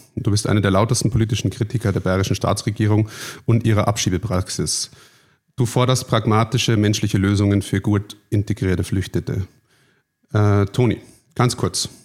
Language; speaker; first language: German; native; German